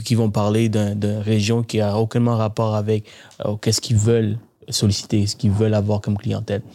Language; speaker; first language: French; early bilingual, other home language; Tamil